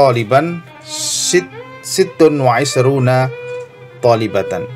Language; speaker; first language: Arabic; non-native, fluent; Indonesian